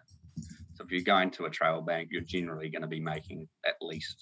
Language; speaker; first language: English; native; English